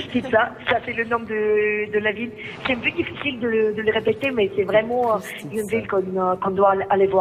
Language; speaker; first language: French; non-native, fluent; Greek